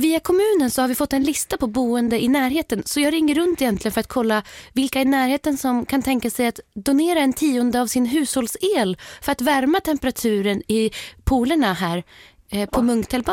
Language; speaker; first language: Swedish; native; Swedish